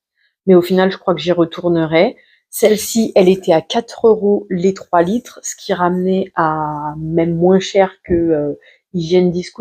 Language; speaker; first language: French; native; French